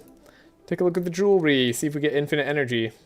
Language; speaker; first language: English; native; English